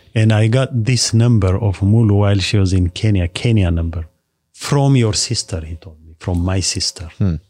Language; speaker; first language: English; non-native, fluent; Amharic